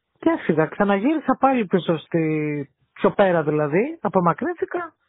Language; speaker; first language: Greek; native; Greek